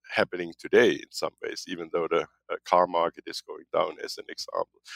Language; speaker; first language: English; non-native, fluent; German